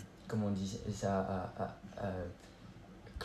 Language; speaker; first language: French; non-native, learner; English